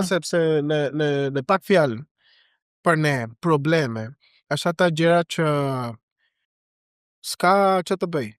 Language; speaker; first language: Albanian; non-native, learner; Spanish